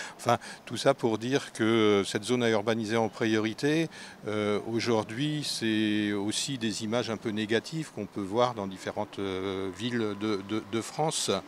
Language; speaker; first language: French; native; French